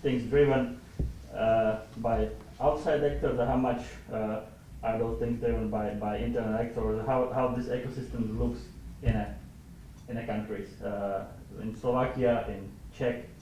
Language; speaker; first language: English; non-native, fluent; Slovak